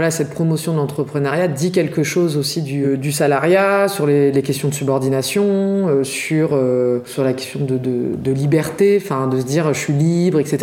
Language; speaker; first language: French; native; French